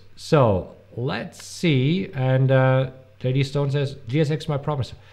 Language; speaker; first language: English; non-native, fluent; German